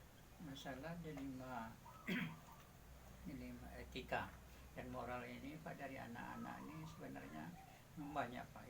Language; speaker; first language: Indonesian; non-native, local second language; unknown